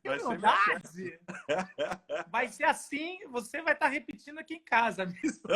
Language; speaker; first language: Portuguese; native; Portuguese